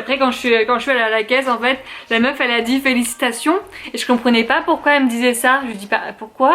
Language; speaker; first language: French; native; French